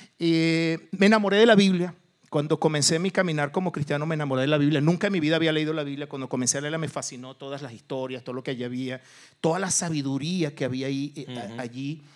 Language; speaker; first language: Spanish; early bilingual, other home language; Portuguese